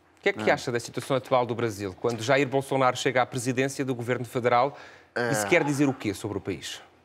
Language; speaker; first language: Portuguese; native; Portuguese